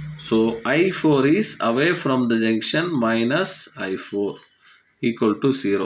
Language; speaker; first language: English; non-native, local second language; Tamil